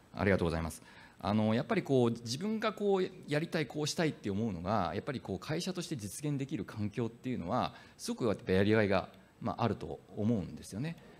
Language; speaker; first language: Japanese; native; Japanese